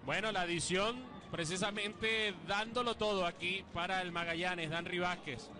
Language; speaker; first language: Spanish; native; Spanish